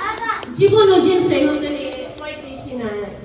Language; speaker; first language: Japanese; non-native, learner; Filipino